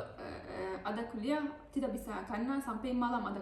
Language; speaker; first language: Indonesian; non-native, learner; Turkish